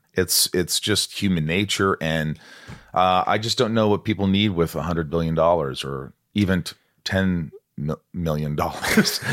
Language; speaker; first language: English; native; English